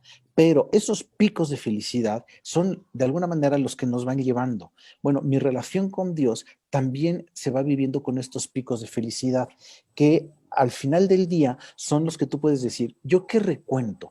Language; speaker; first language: Spanish; native; Spanish